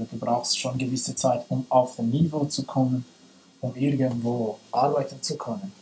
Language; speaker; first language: German; non-native, fluent; Persian